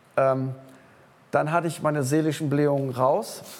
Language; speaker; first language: German; native; German